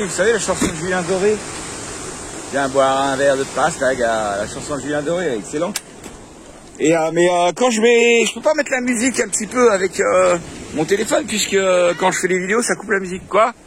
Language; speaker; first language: French; native; French